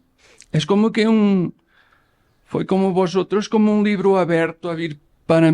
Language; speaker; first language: Spanish; non-native, learner; Portuguese